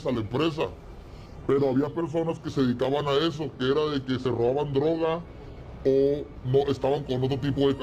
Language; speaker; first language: Spanish; native; Spanish